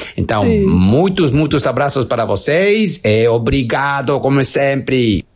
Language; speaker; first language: Portuguese; non-native, learner; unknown